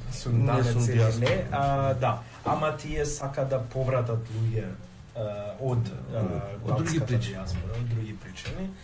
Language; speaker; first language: Macedonian; early bilingual, heritage; Macedonian